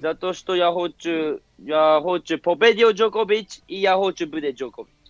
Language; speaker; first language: Croatian; non-native, learner; Japanese